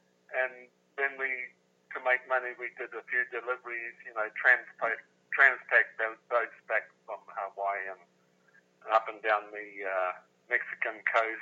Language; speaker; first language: English; native; English